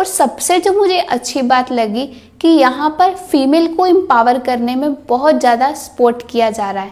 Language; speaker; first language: Hindi; native; Hindi